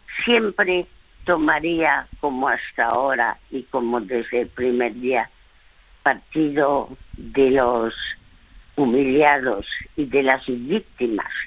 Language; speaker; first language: Spanish; early bilingual, other home language; French